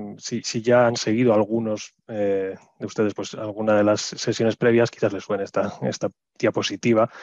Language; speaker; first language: Spanish; native; Spanish